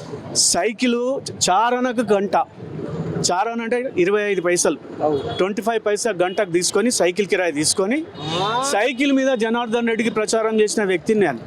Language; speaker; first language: Telugu; native; Telugu